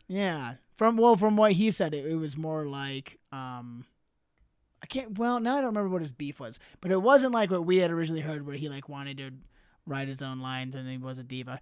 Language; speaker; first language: English; native; English